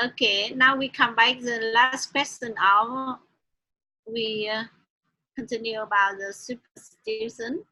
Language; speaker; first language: English; non-native, learner; Vietnamese